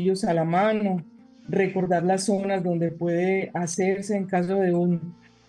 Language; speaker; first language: Spanish; native; Spanish